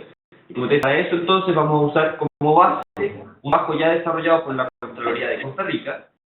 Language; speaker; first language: Spanish; native; Spanish